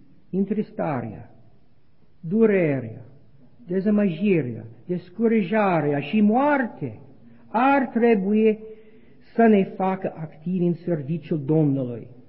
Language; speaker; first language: Romanian; non-native, learner; English